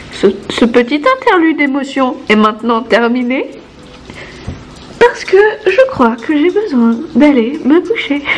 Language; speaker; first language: French; native; French